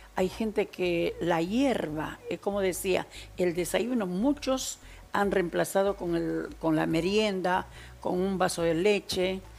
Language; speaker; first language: Spanish; native; Spanish